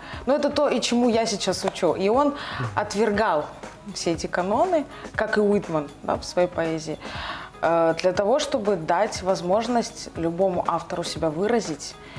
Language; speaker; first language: Russian; native; Russian